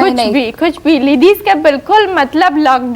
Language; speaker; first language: Hindi; non-native, learner; Persian